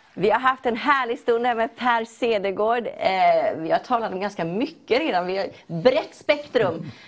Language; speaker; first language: Swedish; native; Swedish